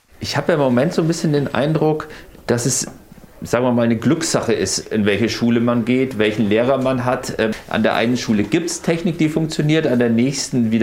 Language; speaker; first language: German; native; German